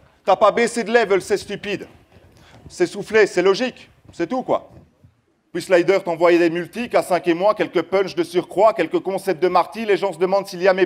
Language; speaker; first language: French; native; French